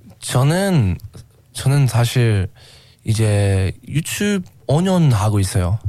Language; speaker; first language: Korean; non-native, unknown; English